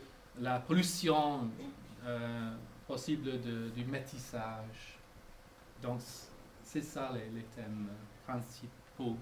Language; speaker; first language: French; non-native, fluent; English